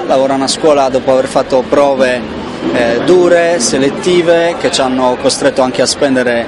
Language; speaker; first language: Italian; native; Italian